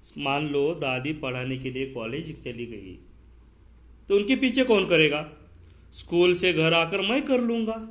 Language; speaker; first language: Hindi; non-native, local second language; Marathi